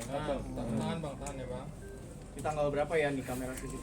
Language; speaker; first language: Indonesian; native; Indonesian